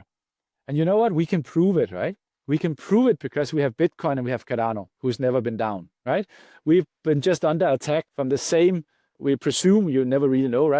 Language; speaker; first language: English; non-native, fluent; Danish